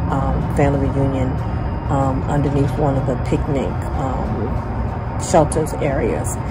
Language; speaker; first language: English; native; English